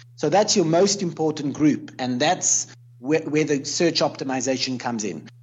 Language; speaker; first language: English; native; English